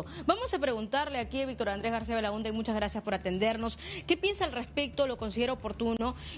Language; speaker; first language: Spanish; native; Spanish